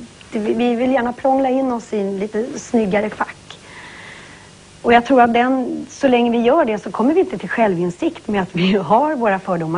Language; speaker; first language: Swedish; native; Swedish